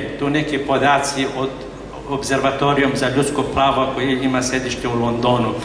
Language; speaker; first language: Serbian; non-native, fluent; Arabic